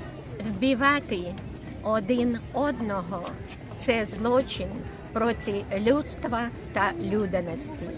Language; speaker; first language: Ukrainian; non-native, local second language; Russian